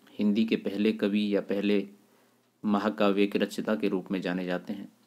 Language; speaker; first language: Hindi; native; Hindi